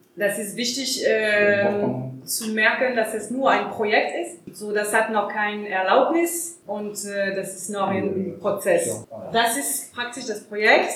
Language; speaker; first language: German; non-native, learner; French